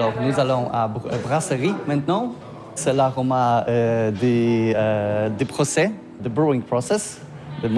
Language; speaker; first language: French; non-native, learner; Polish